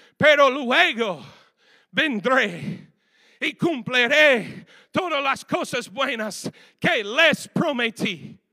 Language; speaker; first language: Spanish; non-native, fluent; English